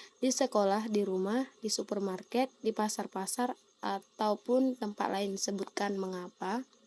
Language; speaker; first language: Indonesian; native; Indonesian